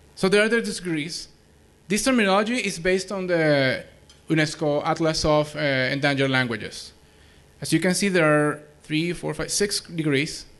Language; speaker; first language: English; non-native, fluent; Spanish